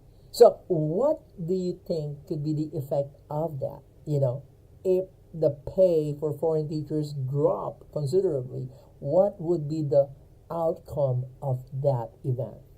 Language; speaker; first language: English; non-native, fluent; Filipino